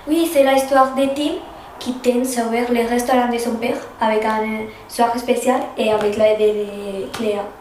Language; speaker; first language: French; non-native, learner; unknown